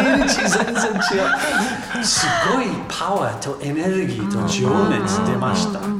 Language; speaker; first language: Japanese; non-native, learner; English